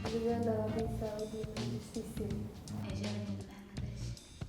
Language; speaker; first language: French; non-native, learner; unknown